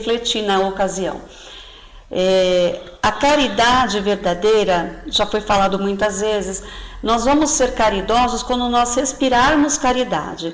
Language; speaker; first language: Portuguese; native; Portuguese